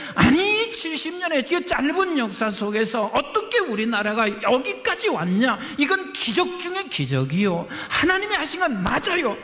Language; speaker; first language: Korean; native; Korean